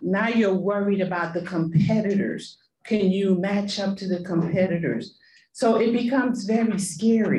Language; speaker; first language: English; non-native, fluent; Spanish